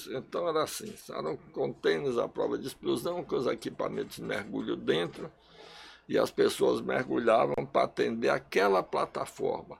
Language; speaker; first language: Portuguese; early bilingual, other home language; Russian